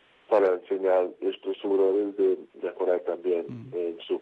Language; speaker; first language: Spanish; non-native, fluent; English